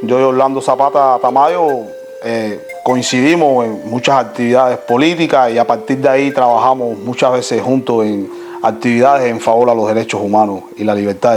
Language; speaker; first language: Spanish; native; Spanish